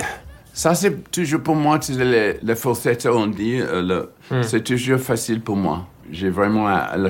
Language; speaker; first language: French; non-native, learner; English